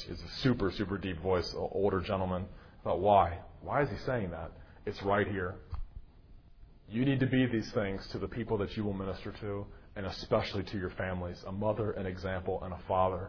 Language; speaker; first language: English; native; English